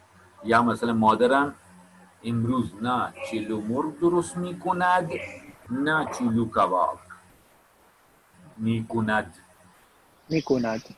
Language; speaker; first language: Persian; non-native, fluent; Urdu